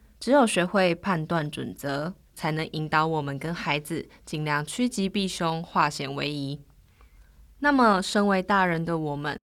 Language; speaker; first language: Chinese; native; Chinese